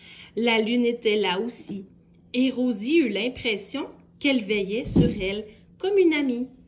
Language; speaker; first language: French; native; French